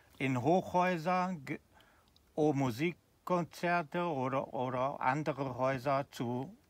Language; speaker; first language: German; non-native, learner; Spanish